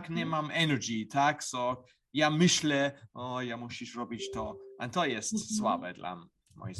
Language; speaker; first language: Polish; non-native, learner; English